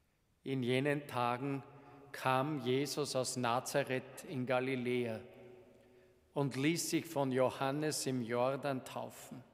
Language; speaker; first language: German; native; German